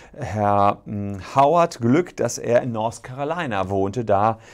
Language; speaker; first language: German; native; German